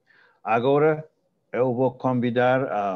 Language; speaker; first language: Portuguese; non-native, fluent; English